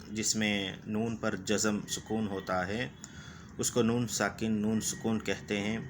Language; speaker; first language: Urdu; native; Urdu